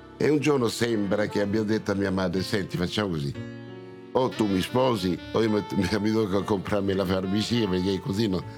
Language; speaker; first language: Italian; early bilingual, other home language; Russian